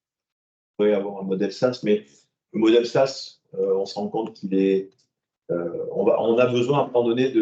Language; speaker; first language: French; native; French